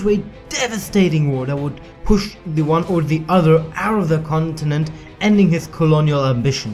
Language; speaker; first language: English; non-native, fluent; German